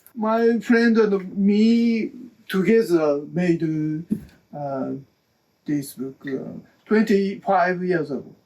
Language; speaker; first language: English; non-native, learner; Japanese